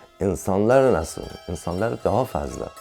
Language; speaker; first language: Turkish; non-native, learner; Persian